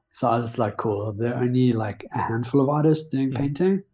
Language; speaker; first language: English; native; English